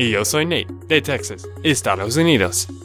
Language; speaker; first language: Spanish; non-native, fluent; English